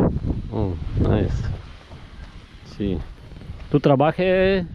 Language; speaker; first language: Spanish; non-native, learner; Polish